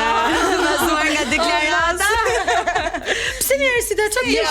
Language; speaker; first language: Albanian; native; Albanian